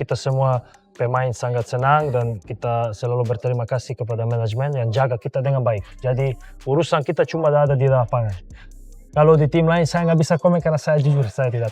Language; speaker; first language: Indonesian; non-native, fluent; Serbian